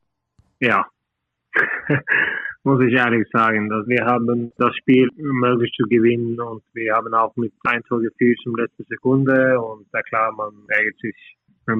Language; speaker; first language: German; non-native, fluent; Norwegian